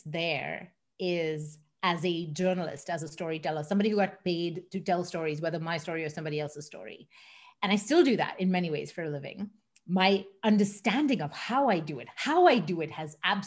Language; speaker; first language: English; non-native, local second language; Hindi